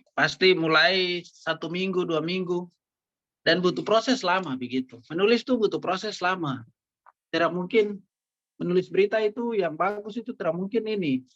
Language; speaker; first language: Indonesian; native; Indonesian